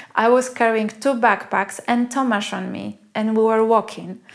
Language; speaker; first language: English; non-native, fluent; Polish